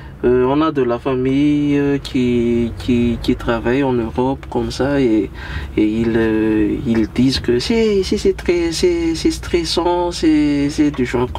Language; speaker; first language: French; non-native, local second language; Malagasy